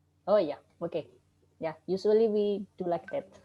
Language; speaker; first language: English; non-native, learner; Indonesian